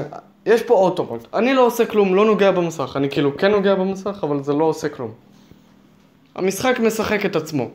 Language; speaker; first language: Hebrew; native; Hebrew